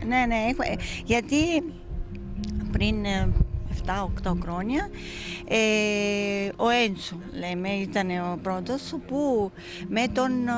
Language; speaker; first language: Greek; non-native, fluent; Italian